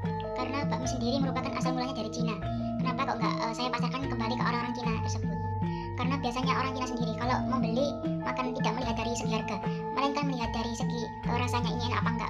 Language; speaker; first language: Indonesian; native; Indonesian